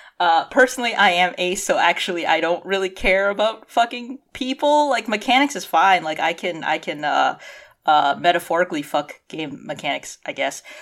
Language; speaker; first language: English; early bilingual, other home language; Cantonese